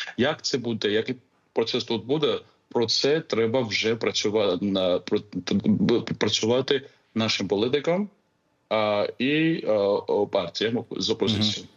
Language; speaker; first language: Ukrainian; non-native, fluent; Georgian